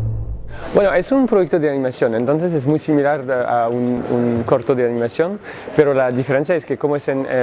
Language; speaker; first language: Spanish; non-native, fluent; French